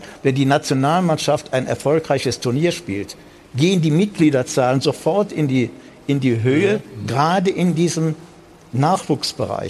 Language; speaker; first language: German; native; German